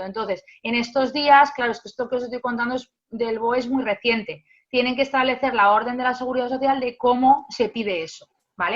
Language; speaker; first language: Spanish; native; Spanish